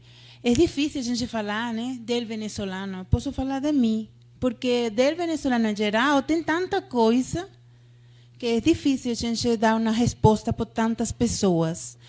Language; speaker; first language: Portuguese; non-native, fluent; Spanish